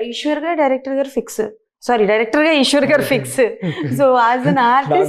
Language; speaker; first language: Telugu; native; Telugu